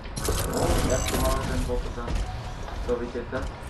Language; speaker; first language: German; native; German